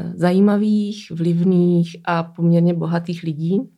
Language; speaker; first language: Czech; native; Czech